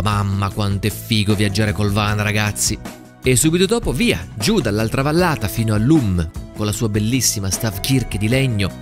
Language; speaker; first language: Italian; native; Italian